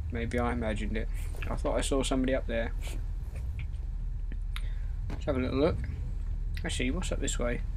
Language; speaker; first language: English; native; English